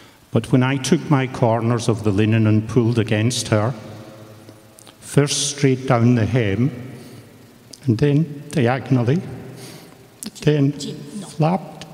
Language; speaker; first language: English; native; English